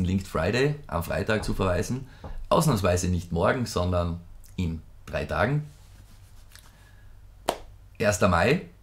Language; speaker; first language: German; native; German